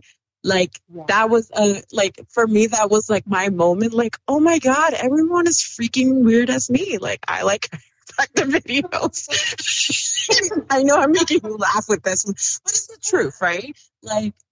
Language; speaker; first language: English; early bilingual, other home language; Spanish